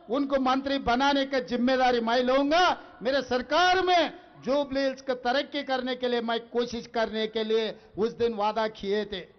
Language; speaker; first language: Hindi; non-native, local second language; Telugu